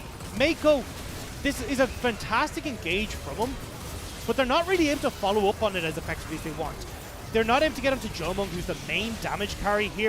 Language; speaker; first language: English; native; English